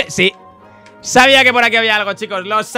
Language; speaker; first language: Spanish; native; Spanish